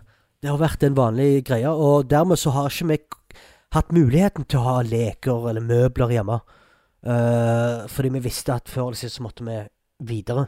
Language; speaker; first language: Norwegian; early bilingual, other home language; Arabic